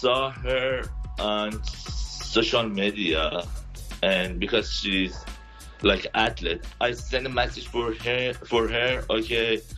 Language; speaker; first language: English; non-native, fluent; Persian